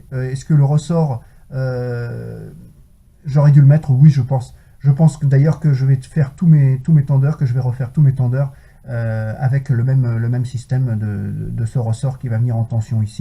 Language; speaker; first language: French; native; French